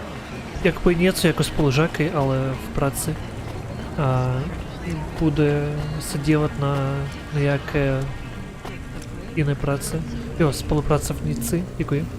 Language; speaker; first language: Czech; non-native, local second language; Ukrainian